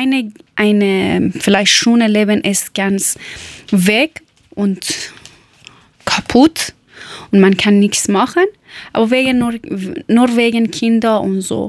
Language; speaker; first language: German; non-native, learner; Persian